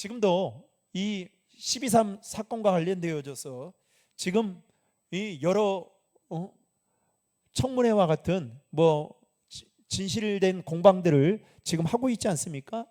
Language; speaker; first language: Korean; native; Korean